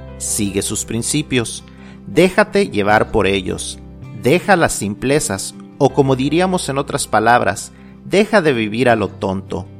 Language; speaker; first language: Spanish; native; Spanish